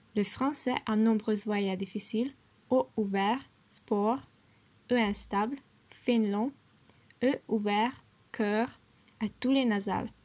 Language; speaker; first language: French; non-native, learner; Hungarian